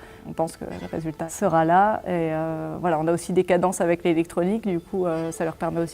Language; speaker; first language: French; native; French